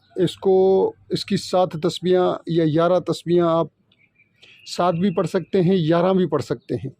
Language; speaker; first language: Urdu; non-native, local second language; Sindhi